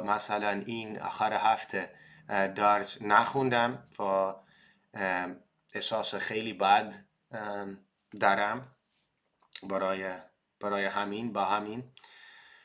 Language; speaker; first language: Persian; non-native, learner; Dutch